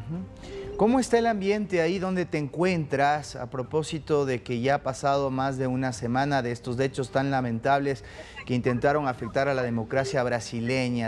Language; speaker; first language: Spanish; native; Spanish